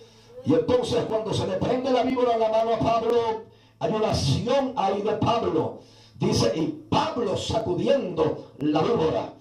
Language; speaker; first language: Spanish; native; Spanish